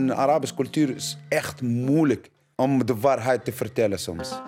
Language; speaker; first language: Dutch; non-native, learner; Arabic